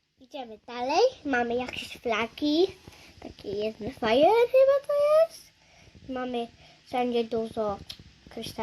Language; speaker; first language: Polish; early bilingual, heritage; Polish